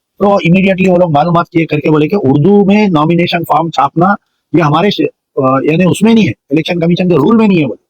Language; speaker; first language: Hindi; non-native, local second language; Urdu